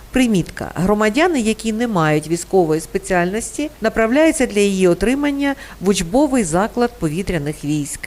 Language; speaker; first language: Ukrainian; native; Ukrainian